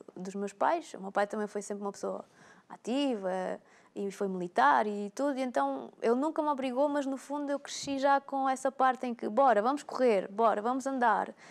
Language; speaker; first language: Portuguese; native; Portuguese